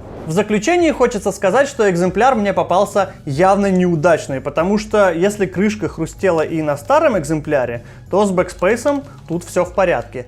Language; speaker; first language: Russian; native; Russian